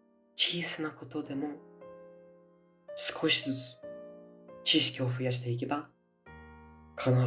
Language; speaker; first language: Japanese; non-native, fluent; English